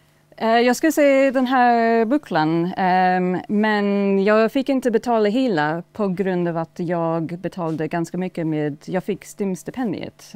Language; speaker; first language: Swedish; non-native, fluent; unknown